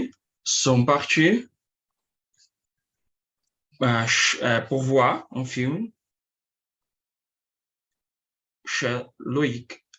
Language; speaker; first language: French; non-native, learner; Portuguese